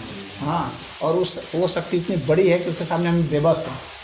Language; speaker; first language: Hindi; native; Hindi